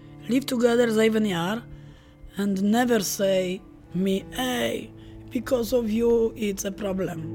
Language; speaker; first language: English; non-native, learner; Polish